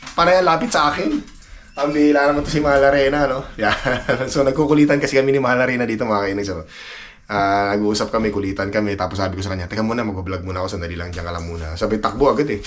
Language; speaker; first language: Filipino; non-native, local second language; Iloko